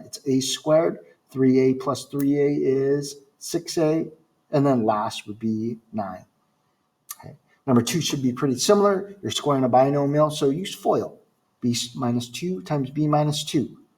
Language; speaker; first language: English; native; English